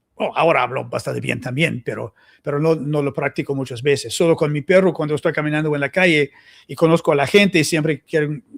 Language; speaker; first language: Spanish; non-native, learner; English